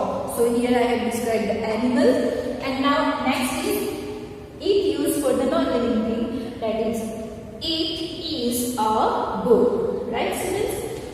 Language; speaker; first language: English; non-native, local second language; Hindi